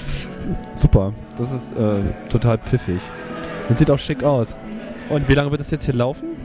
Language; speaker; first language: German; native; German